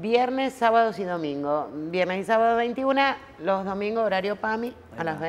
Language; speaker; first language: Spanish; native; Spanish